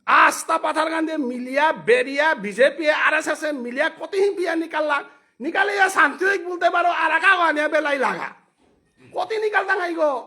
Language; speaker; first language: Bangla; non-native, local second language; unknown